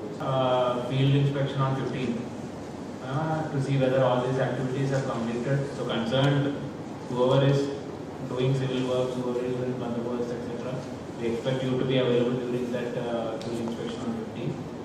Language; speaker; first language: English; non-native, local second language; Telugu